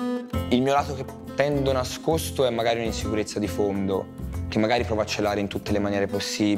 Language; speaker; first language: Italian; native; Italian